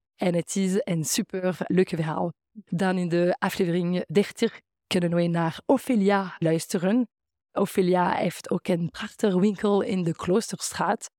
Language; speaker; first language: Dutch; non-native, fluent; French